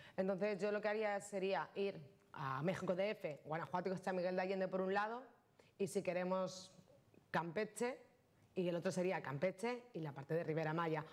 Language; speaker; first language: Spanish; native; Spanish